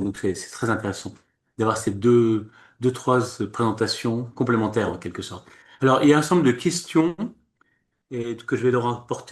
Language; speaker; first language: French; native; French